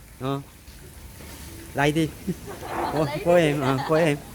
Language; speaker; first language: Vietnamese; non-native, learner; Korean